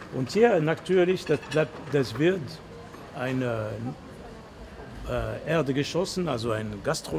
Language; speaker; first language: German; non-native, learner; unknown